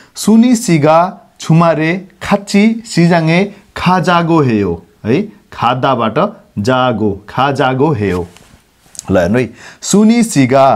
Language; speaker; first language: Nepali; non-native, local second language; Gurung